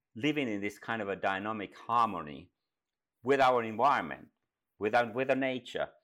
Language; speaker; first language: English; non-native, fluent; Finnish